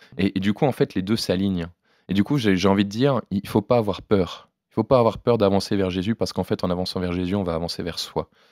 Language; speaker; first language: French; native; French